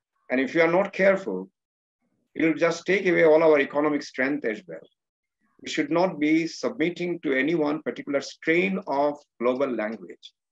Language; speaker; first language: English; non-native, local second language; Sylheti